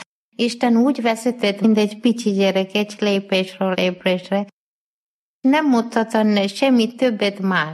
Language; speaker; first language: Hungarian; non-native, learner; Malayalam